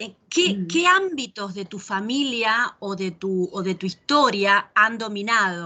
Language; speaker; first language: Spanish; native; Spanish